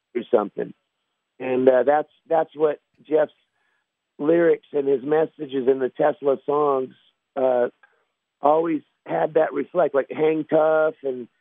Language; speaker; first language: English; native; English